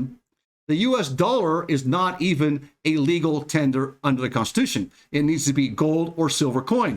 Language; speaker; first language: English; native; English